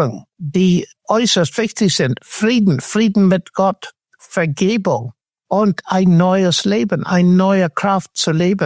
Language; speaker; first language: German; non-native, fluent; English